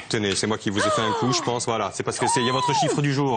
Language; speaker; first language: French; native; French